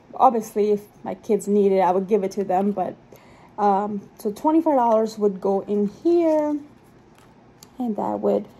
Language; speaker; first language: English; non-native, local second language; Urdu